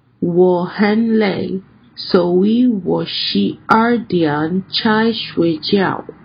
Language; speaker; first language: Chinese; non-native, learner; English